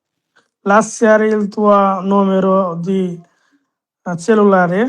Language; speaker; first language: Italian; non-native, learner; Bangla